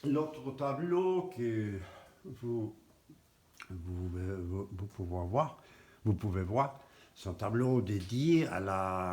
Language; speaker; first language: French; non-native, fluent; Spanish